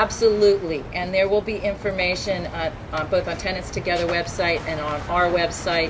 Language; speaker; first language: English; native; English